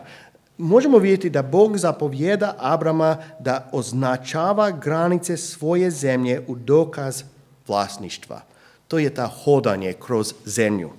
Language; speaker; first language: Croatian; non-native, fluent; English